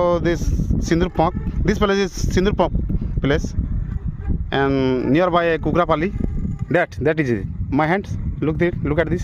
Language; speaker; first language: English; non-native, learner; Odia